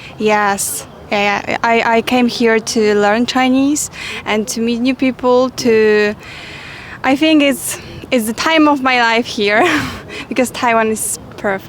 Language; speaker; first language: English; non-native, fluent; Polish